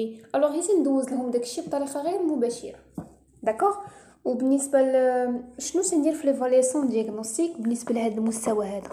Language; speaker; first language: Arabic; native; Arabic